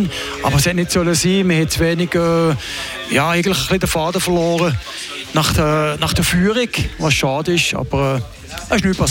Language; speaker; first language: German; native; German